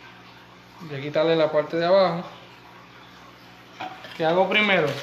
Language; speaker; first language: Spanish; native; Spanish